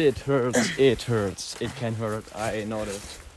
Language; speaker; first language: English; non-native, learner; German